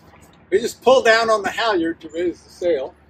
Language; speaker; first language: English; native; English